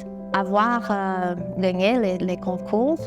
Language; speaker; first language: French; non-native, learner; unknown